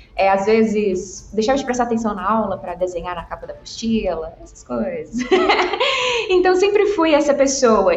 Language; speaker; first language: Portuguese; native; Portuguese